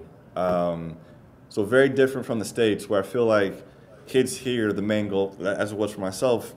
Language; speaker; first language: English; native; English